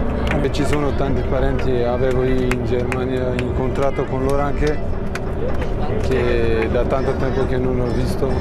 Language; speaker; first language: Italian; non-native, learner; Kurdish